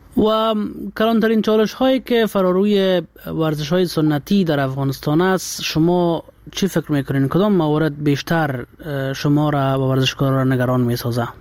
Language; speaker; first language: Persian; native; Persian